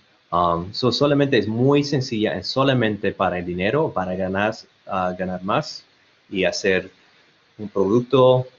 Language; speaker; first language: Spanish; non-native, learner; English